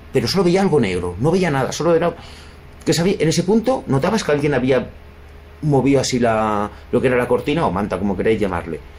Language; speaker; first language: Spanish; native; Spanish